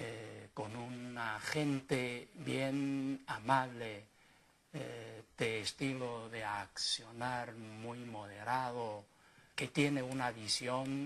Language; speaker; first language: Spanish; non-native, fluent; Chinese